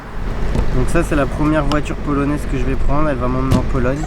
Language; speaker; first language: French; native; French